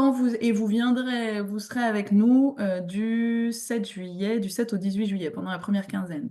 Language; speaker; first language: French; native; French